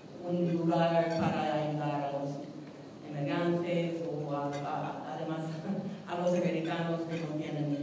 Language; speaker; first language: Spanish; non-native, fluent; English